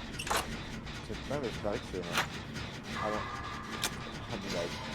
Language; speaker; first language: French; native; French